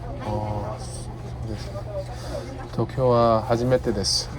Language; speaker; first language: Japanese; non-native, learner; Korean